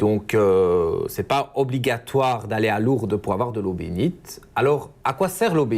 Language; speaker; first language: French; native; French